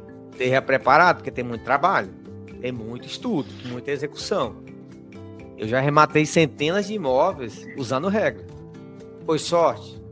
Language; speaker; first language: Portuguese; native; Portuguese